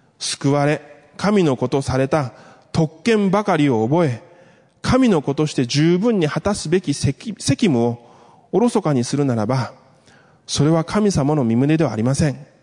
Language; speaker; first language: Japanese; early bilingual, other home language; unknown